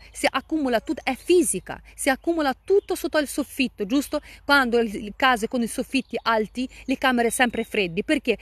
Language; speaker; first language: Italian; non-native, fluent; Russian